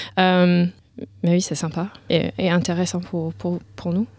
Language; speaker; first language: French; non-native, learner; English